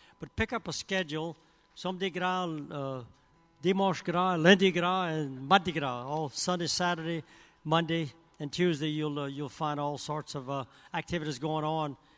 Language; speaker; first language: English; early bilingual, other home language; French